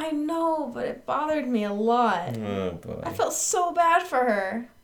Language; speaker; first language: English; native; English